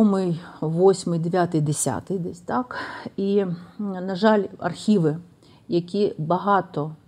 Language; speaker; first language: Ukrainian; native; Ukrainian